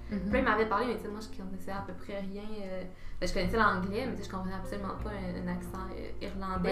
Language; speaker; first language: French; native; French